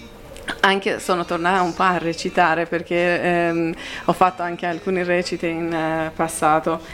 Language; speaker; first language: Italian; non-native, fluent; Persian